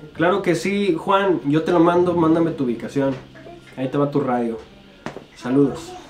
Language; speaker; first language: Spanish; native; Spanish